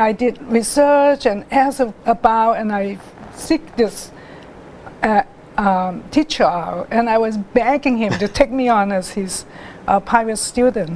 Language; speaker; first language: English; non-native, local second language; Cantonese